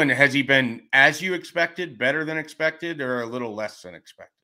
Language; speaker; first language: English; native; English